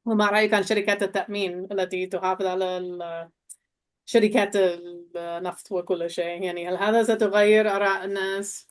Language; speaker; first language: Arabic; non-native, learner; English